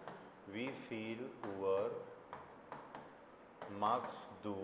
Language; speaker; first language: German; non-native, fluent; Hindi